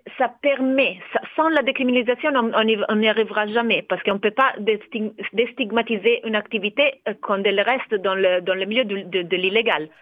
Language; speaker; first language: French; non-native, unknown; Italian